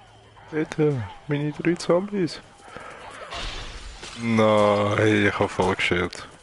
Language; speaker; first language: German; native; German